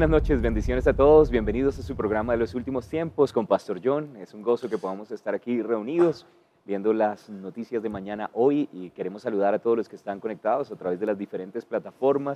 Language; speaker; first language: Spanish; native; Spanish